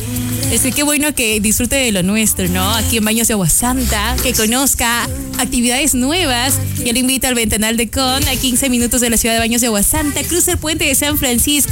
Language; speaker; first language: Spanish; native; Spanish